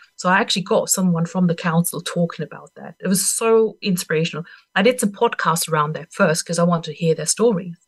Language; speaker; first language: English; non-native, fluent; German